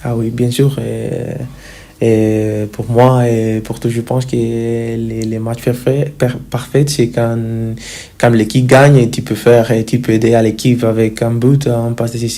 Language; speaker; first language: French; non-native, fluent; Spanish